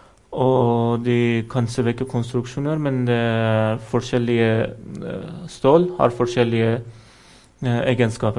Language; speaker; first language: Norwegian; non-native, fluent; Persian